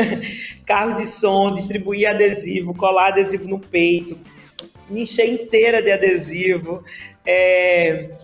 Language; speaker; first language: Portuguese; native; Portuguese